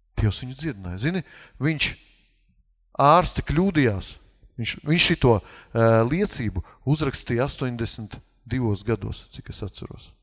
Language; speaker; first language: Latvian; non-native, local second language; Russian